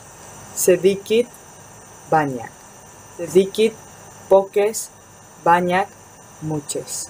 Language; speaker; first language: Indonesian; non-native, fluent; Spanish